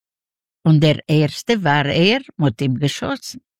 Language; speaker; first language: German; non-native, learner; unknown